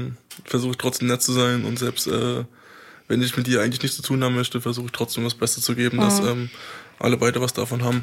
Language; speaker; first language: German; native; German